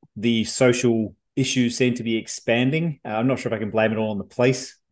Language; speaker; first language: English; native; English